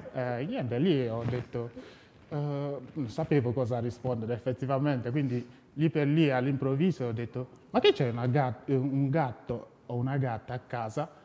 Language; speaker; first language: Italian; non-native, fluent; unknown